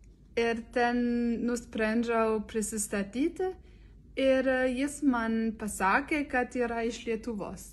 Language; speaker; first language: Lithuanian; non-native, learner; French